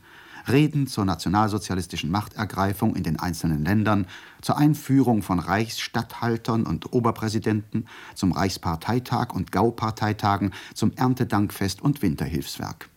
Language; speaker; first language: German; native; German